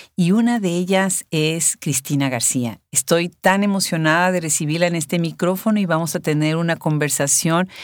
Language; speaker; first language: Spanish; native; Spanish